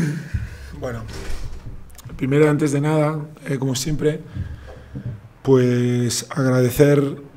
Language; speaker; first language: Spanish; native; Spanish